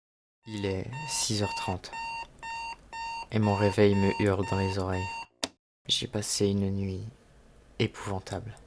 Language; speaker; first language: French; native; French